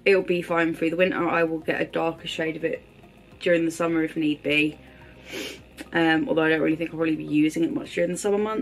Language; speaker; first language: English; native; English